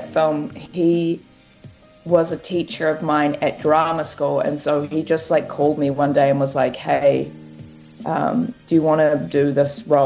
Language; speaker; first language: English; native; English